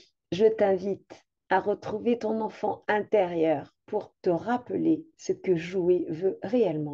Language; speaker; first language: French; native; French